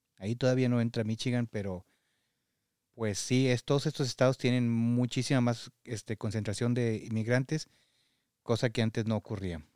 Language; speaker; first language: Spanish; native; Spanish